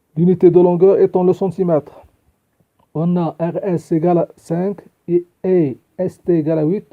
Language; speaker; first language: French; non-native, local second language; Arabic